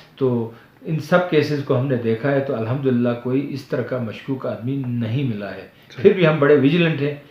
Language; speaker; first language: Urdu; non-native, local second language; Balti